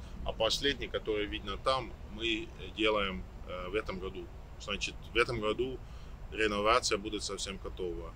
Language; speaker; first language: Russian; non-native, fluent; Dutch